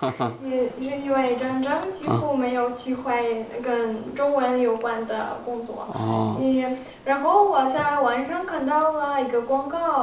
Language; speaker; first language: Chinese; non-native, fluent; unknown